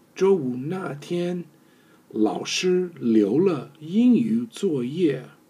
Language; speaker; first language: Chinese; non-native, fluent; English